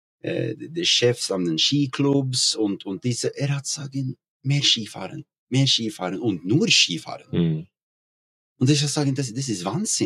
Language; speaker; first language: German; non-native, learner; Norwegian